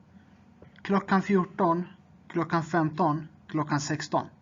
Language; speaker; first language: Swedish; non-native, fluent; Tigrinya